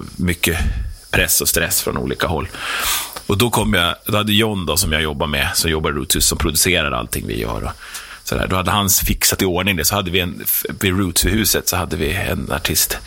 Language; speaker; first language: Swedish; native; Swedish